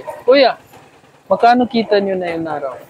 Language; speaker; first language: Filipino; non-native, learner; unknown